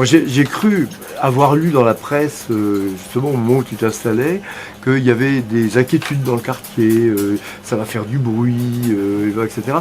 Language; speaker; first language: French; native; French